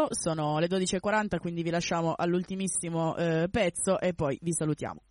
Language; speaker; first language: Italian; native; Italian